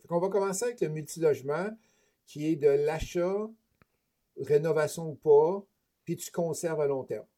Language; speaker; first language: French; native; French